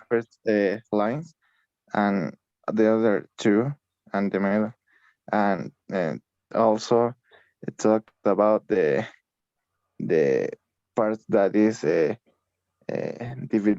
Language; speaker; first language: English; non-native, learner; Spanish